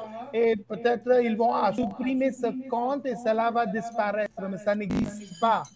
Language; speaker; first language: French; non-native, fluent; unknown